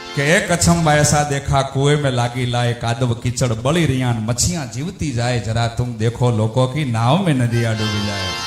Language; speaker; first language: Gujarati; non-native, local second language; Rajasthani